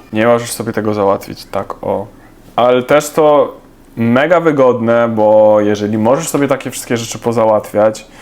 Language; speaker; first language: Polish; non-native, fluent; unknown